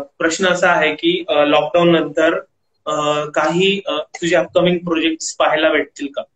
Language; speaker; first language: Marathi; non-native, local second language; Punjabi